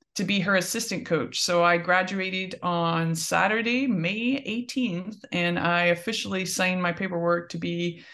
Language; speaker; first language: English; native; English